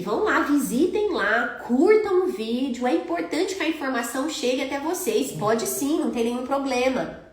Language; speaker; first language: Portuguese; native; Portuguese